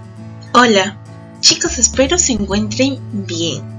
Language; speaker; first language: Spanish; native; Spanish